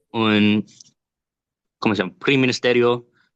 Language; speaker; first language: Spanish; non-native, learner; English